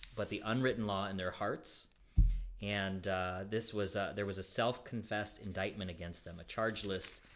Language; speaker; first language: English; native; English